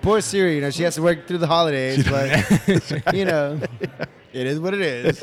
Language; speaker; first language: English; early bilingual, other home language; Spanish